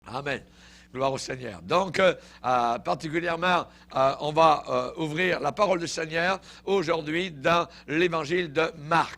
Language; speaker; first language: French; native; French